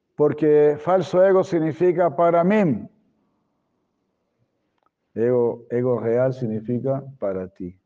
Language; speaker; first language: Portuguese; non-native, fluent; Spanish